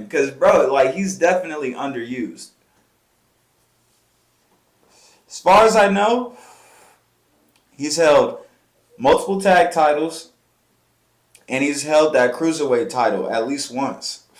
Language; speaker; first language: English; native; English